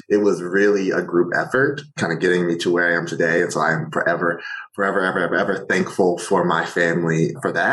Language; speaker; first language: English; native; English